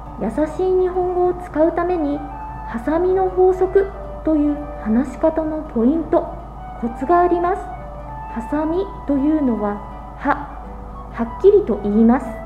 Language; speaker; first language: Japanese; native; Japanese